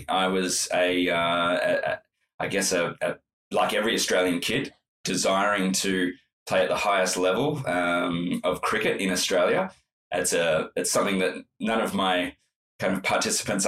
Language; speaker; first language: English; native; English